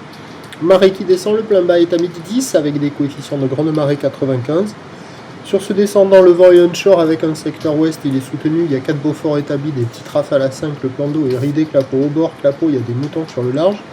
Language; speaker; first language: French; native; French